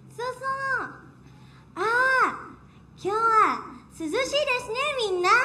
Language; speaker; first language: Japanese; non-native, learner; Indonesian